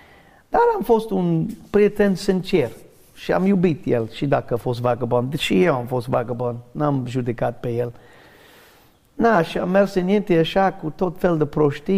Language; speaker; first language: Romanian; non-native, learner; English